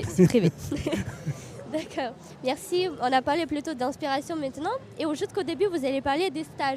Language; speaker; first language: French; non-native, fluent; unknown